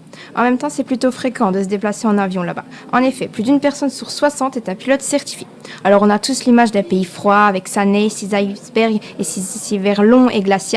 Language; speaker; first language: French; native; French